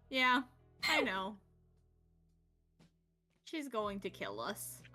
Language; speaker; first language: English; native; English